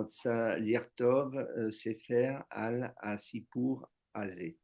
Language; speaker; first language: Hebrew; non-native, learner; French